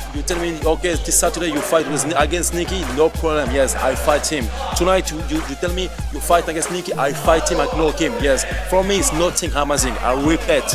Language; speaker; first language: English; non-native, fluent; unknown